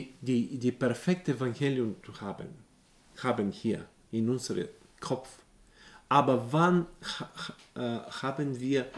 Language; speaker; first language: German; non-native, learner; Bulgarian